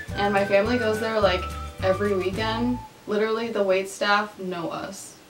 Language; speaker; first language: English; native; English